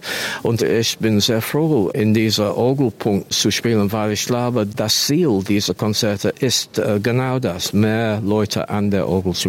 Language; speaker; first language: German; non-native, learner; English